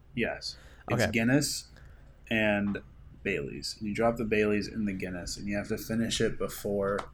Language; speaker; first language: English; native; English